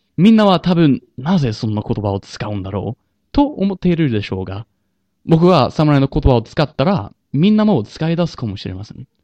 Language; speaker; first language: Japanese; non-native, learner; English